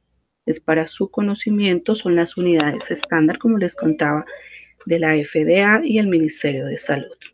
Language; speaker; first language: Spanish; native; Spanish